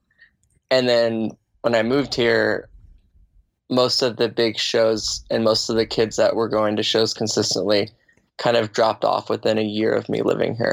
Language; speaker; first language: English; native; English